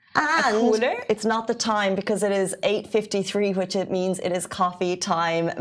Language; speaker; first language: English; native; English